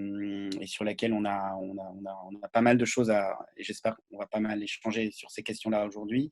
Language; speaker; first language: French; native; French